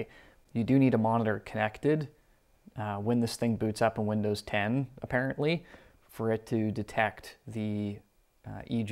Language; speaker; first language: English; native; English